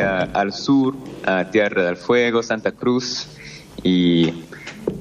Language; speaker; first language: Spanish; non-native, fluent; English